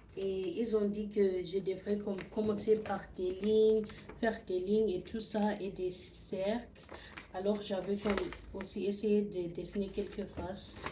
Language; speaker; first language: French; non-native, learner; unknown